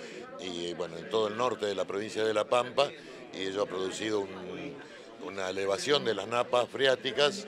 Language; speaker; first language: Spanish; native; Spanish